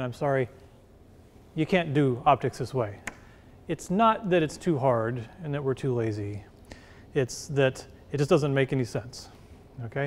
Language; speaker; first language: English; native; English